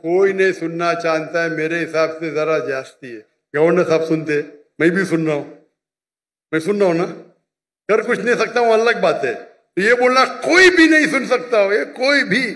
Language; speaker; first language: Urdu; non-native, local second language; Konkani